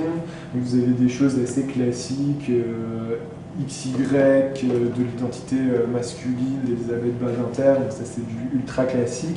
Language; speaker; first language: French; native; French